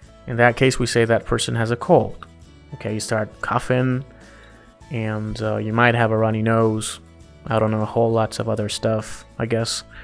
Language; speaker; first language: English; non-native, fluent; Persian